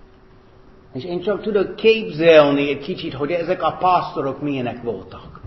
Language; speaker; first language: Hungarian; non-native, fluent; English